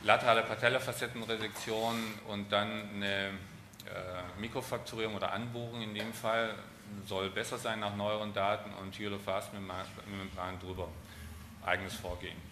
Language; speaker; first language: German; native; German